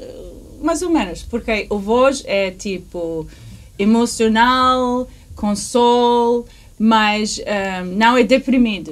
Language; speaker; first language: Portuguese; early bilingual, heritage; English